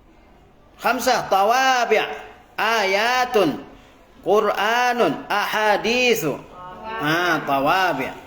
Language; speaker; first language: Arabic; non-native, fluent; Indonesian